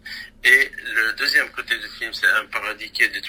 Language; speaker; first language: French; non-native, local second language; Arabic